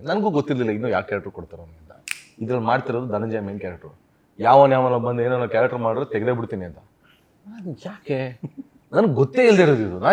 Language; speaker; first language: Kannada; native; Kannada